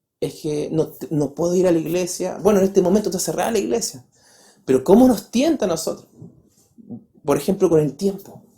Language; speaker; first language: Spanish; native; Spanish